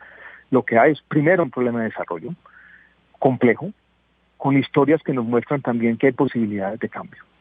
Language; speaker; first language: Spanish; native; Spanish